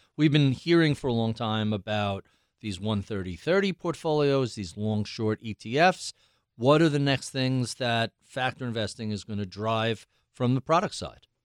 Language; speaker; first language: English; native; English